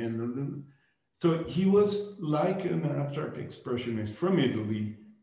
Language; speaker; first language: English; non-native, fluent; Spanish